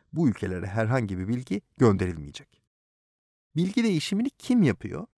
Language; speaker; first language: Turkish; native; Turkish